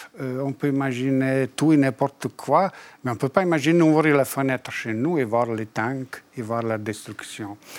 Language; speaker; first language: French; non-native, fluent; Bosnian